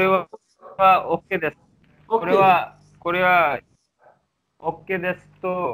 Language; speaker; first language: Japanese; non-native, learner; Bangla